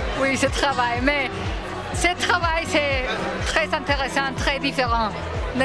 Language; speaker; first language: French; non-native, learner; Spanish